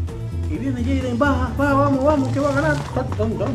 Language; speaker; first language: Spanish; native; Spanish